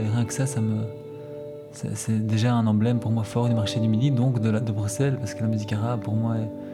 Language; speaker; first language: French; native; French